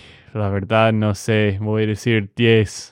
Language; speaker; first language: Spanish; non-native, fluent; English